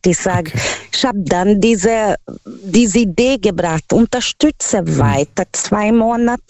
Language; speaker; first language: German; non-native, learner; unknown